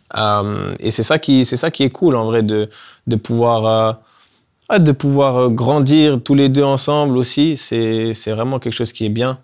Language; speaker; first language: French; native; French